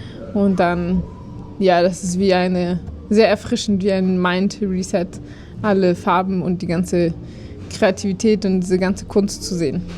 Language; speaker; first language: German; non-native, fluent; Spanish